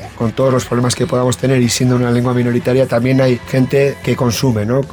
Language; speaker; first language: Spanish; non-native, local second language; Basque